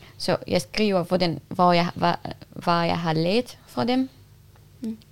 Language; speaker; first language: Danish; non-native, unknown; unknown